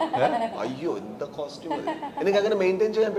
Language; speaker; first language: Malayalam; non-native, learner; Kannada